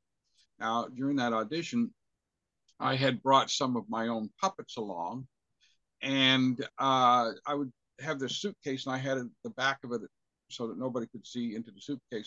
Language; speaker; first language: English; native; English